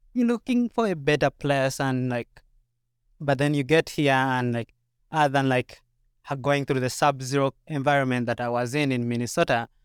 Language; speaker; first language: English; non-native, local second language; Ganda